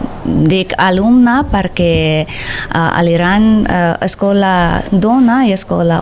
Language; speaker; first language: Catalan; non-native, learner; Persian